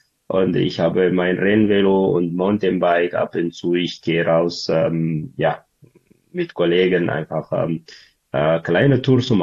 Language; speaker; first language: German; non-native, learner; Tigrinya